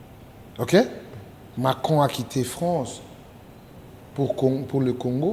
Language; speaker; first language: French; non-native, local second language; Lingala